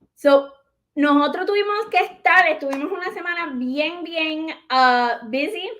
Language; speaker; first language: Spanish; early bilingual, heritage; Spanish